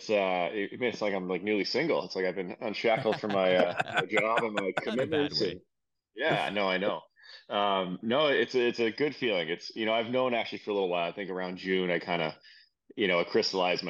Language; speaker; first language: English; native; English